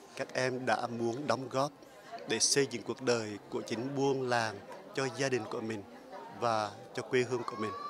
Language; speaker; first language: Vietnamese; native; Vietnamese